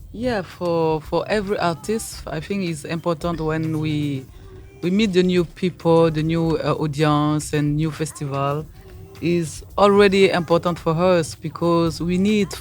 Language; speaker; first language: English; non-native, learner; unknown